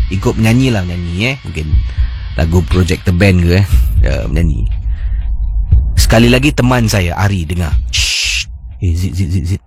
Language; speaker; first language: Malay; native; Malay